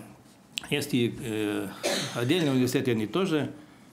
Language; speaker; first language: Russian; non-native, fluent; Lithuanian